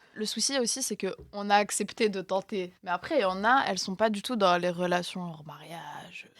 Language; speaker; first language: French; native; French